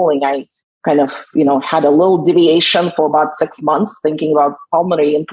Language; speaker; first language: English; non-native, fluent; Russian